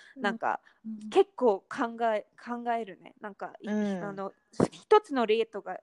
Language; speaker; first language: Japanese; non-native, fluent; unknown